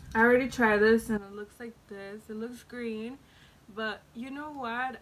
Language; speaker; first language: English; early bilingual, other home language; Spanish